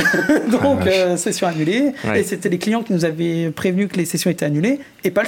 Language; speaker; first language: French; native; French